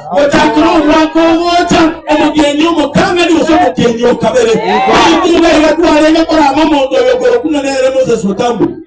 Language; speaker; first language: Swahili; non-native, local second language; Gusii